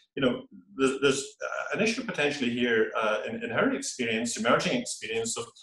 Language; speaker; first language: English; native; English